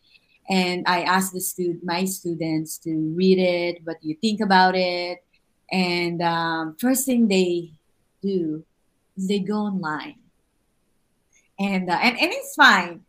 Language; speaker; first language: English; non-native, local second language; Filipino